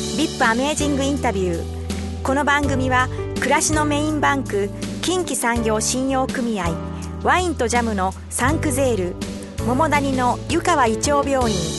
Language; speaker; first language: Japanese; native; Japanese